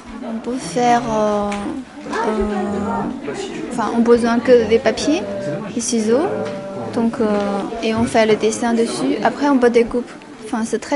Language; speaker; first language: French; non-native, fluent; Chinese